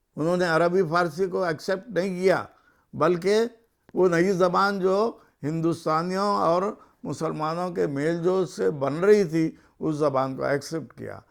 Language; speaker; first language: Urdu; native; Urdu